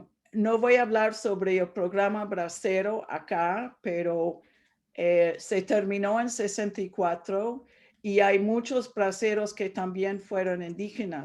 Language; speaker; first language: Spanish; non-native, fluent; English